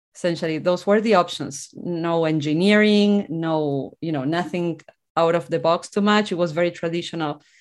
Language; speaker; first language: English; non-native, fluent; Spanish